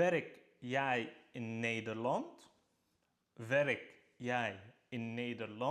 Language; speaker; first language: Dutch; non-native, fluent; Arabic